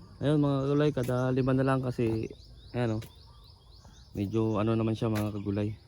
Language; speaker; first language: Filipino; native; Filipino